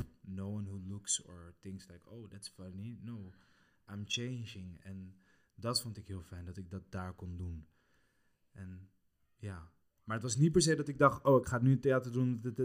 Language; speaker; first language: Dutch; early bilingual, other home language; Kabuverdianu